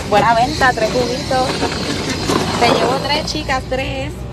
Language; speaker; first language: Spanish; native; Spanish